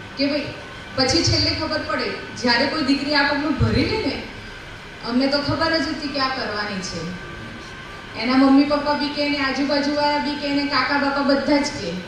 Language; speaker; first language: Gujarati; native; Gujarati